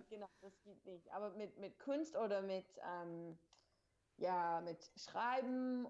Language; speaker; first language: German; non-native, learner; English